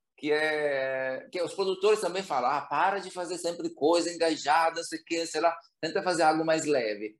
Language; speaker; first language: Portuguese; non-native, fluent; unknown